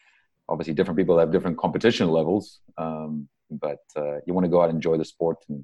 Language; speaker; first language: English; native; English